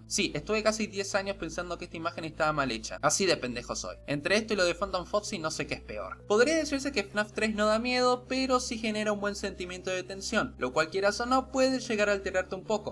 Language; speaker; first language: Spanish; native; Spanish